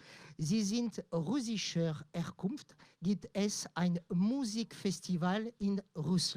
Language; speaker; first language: German; non-native, learner; French